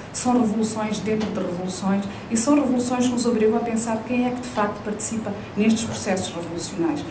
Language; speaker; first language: Portuguese; native; Portuguese